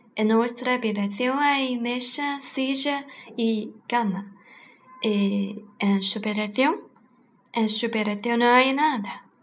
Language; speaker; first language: Spanish; non-native, learner; Chinese